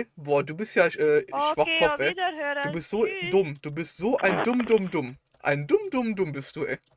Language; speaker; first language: German; native; German